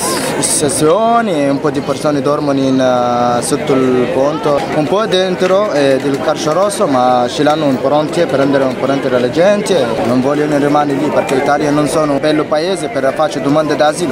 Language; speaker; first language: Italian; non-native, learner; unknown